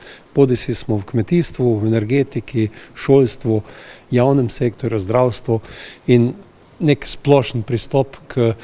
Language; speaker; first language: Slovenian; native; Slovenian